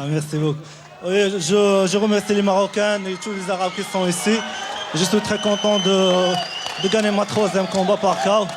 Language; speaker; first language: French; non-native, local second language; Arabic